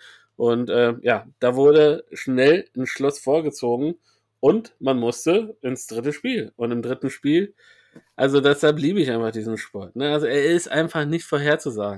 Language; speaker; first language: German; native; German